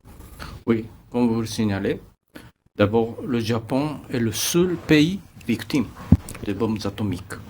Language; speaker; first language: French; non-native, fluent; Japanese